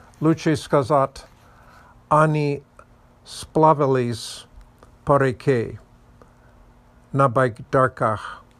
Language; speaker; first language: Russian; non-native, learner; English